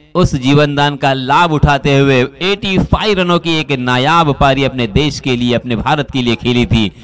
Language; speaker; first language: Hindi; non-native, local second language; Marathi